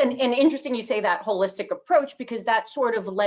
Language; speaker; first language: English; native; English